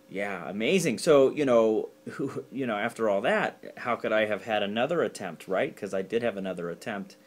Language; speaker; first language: English; native; English